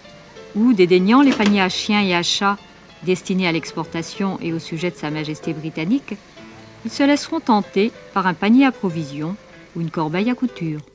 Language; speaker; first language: French; native; French